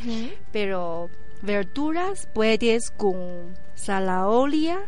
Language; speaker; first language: Spanish; non-native, learner; Chinese